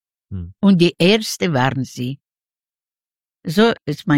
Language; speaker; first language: German; non-native, fluent; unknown